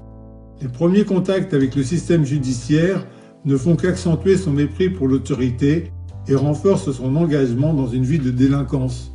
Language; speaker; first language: French; native; French